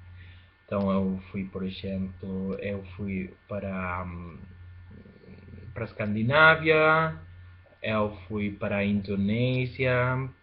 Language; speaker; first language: Portuguese; non-native, fluent; Spanish